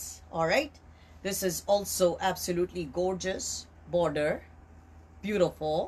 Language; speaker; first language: English; non-native, local second language; Urdu